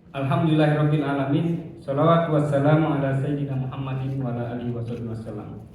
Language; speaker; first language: Indonesian; native; Indonesian